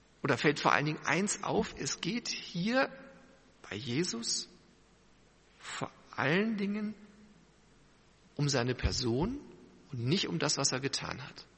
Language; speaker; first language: German; native; German